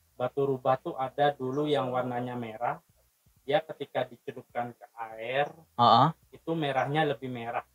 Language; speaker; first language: Indonesian; non-native, local second language; Madurese